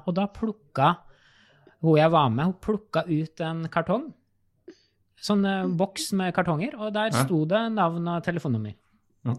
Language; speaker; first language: Norwegian; native; Norwegian